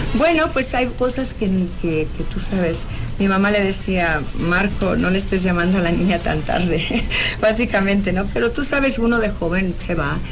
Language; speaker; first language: Spanish; early bilingual, heritage; Spanish